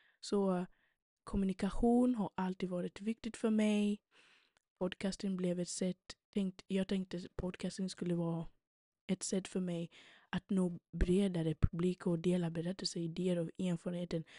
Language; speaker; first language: Swedish; early bilingual, other home language; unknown